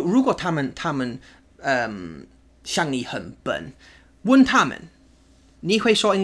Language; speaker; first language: Chinese; non-native, learner; English